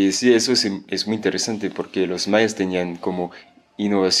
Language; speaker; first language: Spanish; non-native, fluent; French